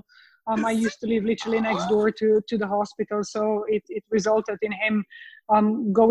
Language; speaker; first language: English; non-native, fluent; Slovenian